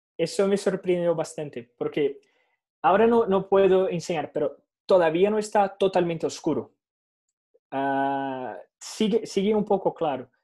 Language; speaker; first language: Spanish; non-native, fluent; Portuguese